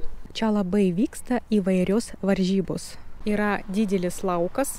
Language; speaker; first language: Lithuanian; non-native, learner; Russian